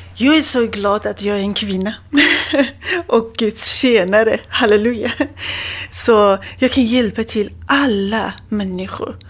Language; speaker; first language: Swedish; non-native, fluent; Persian